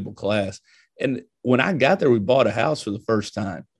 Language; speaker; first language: English; native; English